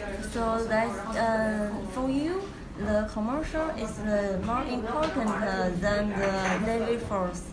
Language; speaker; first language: English; non-native, learner; Chinese